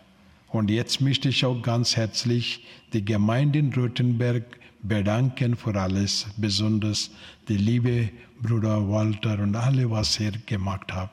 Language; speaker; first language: German; non-native, learner; Telugu